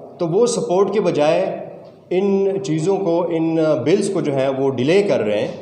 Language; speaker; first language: Urdu; non-native, local second language; Pashto